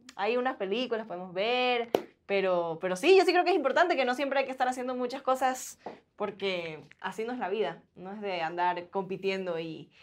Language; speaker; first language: Spanish; native; Spanish